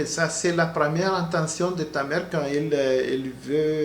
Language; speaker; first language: French; non-native, learner; Spanish